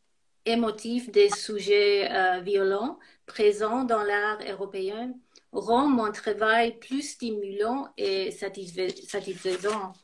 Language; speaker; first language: French; non-native, fluent; English